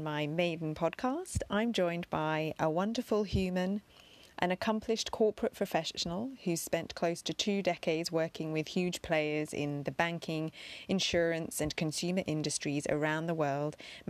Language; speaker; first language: English; native; English